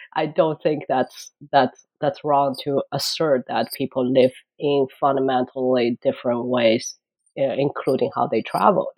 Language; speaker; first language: English; non-native, fluent; Chinese